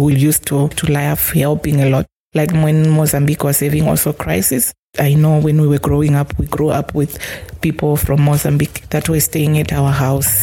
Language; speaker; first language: English; non-native, local second language; Shona